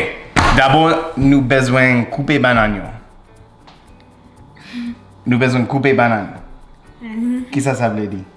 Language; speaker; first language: Haitian Creole; non-native, learner; English